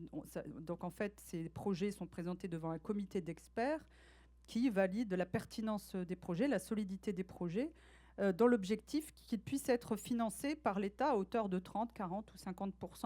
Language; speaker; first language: French; native; French